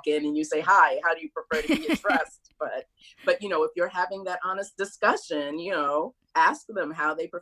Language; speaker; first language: English; native; English